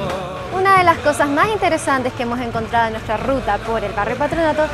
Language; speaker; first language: Spanish; native; Spanish